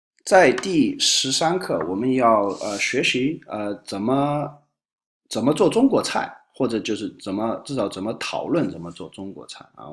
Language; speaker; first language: Chinese; non-native, fluent; English